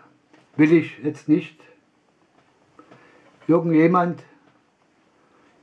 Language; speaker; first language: German; non-native, learner; Russian